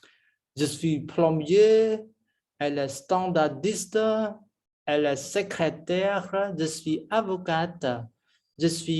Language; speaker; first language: French; non-native, fluent; Khmer